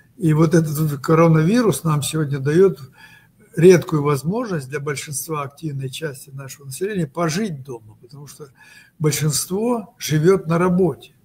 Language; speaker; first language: Russian; native; Russian